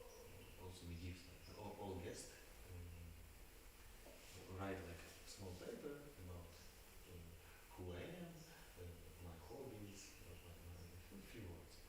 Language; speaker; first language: English; non-native, learner; Russian